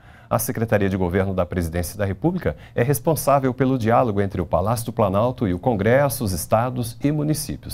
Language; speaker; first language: Portuguese; native; Portuguese